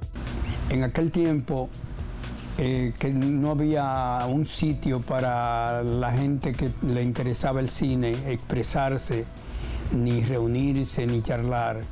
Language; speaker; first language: Spanish; native; Spanish